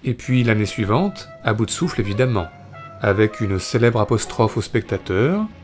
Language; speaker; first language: French; native; French